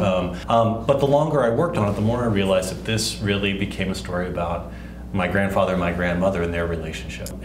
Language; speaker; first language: English; native; English